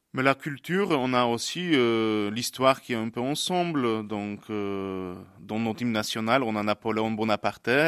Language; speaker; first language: French; non-native, fluent; Polish